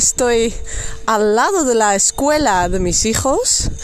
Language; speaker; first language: Spanish; non-native, fluent; Dutch